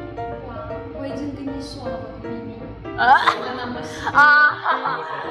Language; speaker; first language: Chinese; non-native, learner; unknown